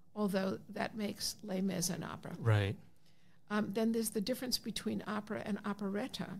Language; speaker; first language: English; native; English